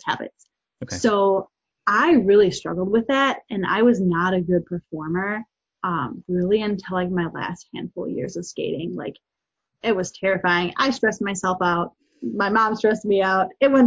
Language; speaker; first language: English; native; English